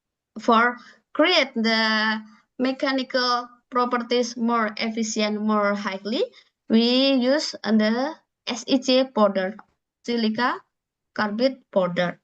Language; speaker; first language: English; non-native, learner; Indonesian